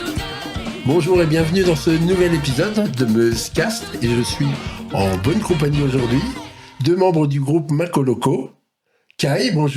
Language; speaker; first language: French; native; French